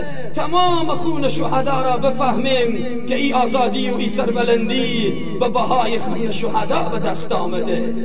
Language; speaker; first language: Persian; native; Persian